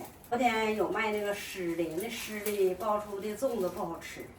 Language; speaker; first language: Chinese; native; Chinese